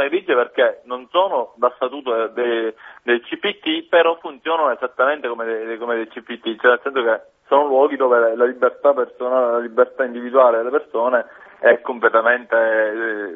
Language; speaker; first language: Italian; native; Italian